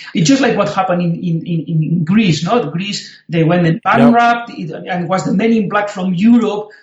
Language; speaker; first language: English; non-native, fluent; Spanish